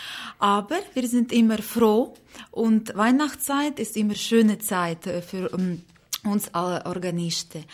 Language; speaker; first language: German; non-native, learner; Ukrainian